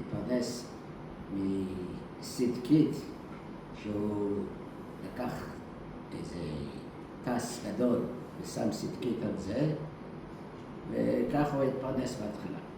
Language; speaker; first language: Hebrew; early bilingual, other home language; Dutch